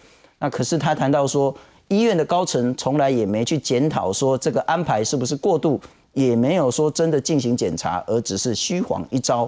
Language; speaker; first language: Chinese; native; Chinese